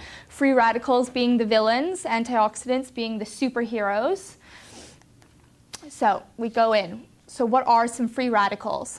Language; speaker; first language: English; native; English